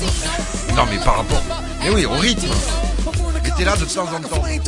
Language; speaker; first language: French; native; French